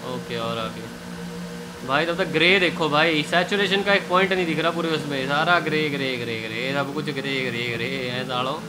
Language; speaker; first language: Hindi; native; Hindi